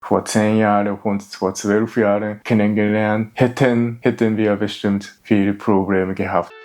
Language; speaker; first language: German; non-native, learner; Japanese